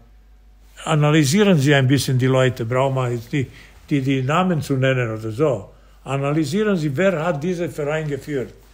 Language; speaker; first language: German; non-native, fluent; Serbian